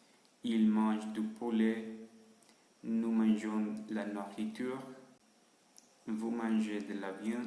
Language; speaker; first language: French; non-native, learner; Spanish